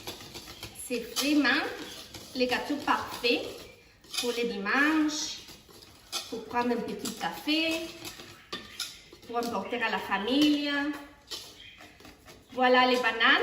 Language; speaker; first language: French; non-native, fluent; Spanish